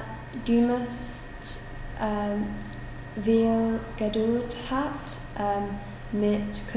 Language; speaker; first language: German; non-native, learner; English